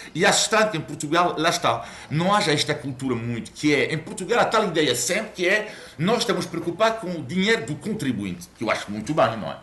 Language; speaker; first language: Portuguese; non-native, fluent; French